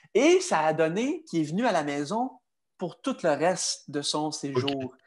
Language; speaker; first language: French; native; French